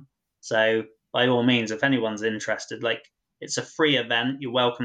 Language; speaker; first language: English; native; English